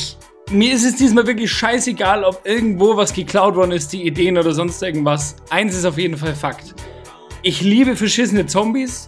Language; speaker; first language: German; native; German